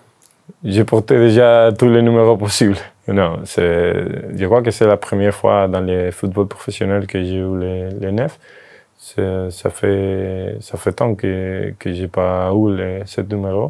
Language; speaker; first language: French; non-native, fluent; Spanish